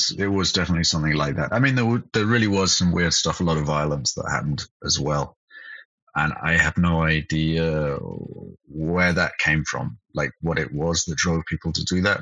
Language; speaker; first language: English; native; English